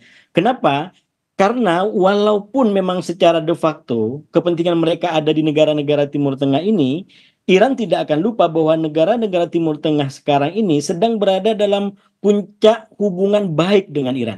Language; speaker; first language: Indonesian; native; Indonesian